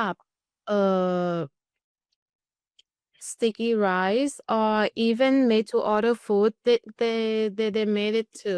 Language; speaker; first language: English; non-native, learner; Thai